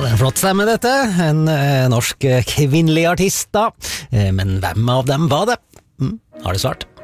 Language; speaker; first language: Norwegian; native; Norwegian